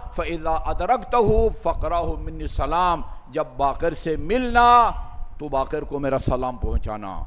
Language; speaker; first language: Urdu; non-native, local second language; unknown